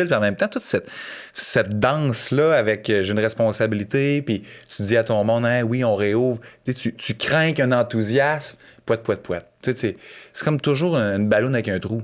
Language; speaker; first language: French; native; French